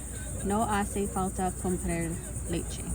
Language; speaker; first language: Spanish; non-native, learner; Lao